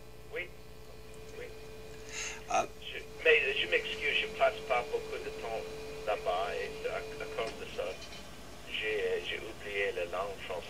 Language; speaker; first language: French; non-native, learner; English